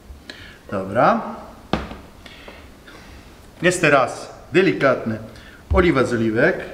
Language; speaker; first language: Polish; non-native, learner; Italian